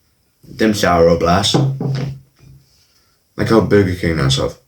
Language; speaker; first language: Welsh; non-native, local second language; English